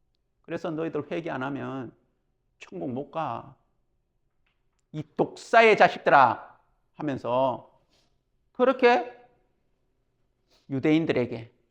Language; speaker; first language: Korean; native; Korean